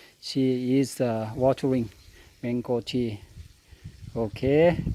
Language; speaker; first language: English; non-native, learner; Thai